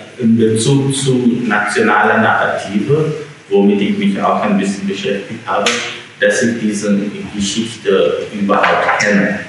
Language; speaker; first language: German; non-native, fluent; English